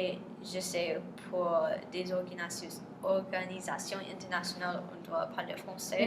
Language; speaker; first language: French; non-native, learner; English